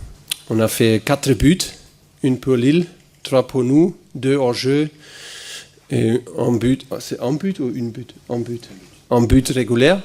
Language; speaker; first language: French; non-native, fluent; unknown